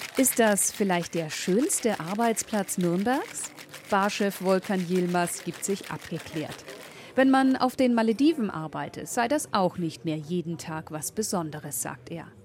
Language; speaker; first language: German; native; German